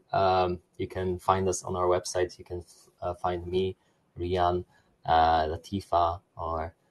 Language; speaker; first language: English; non-native, fluent; Polish